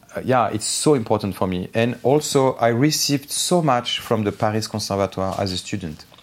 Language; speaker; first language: English; non-native, fluent; Armenian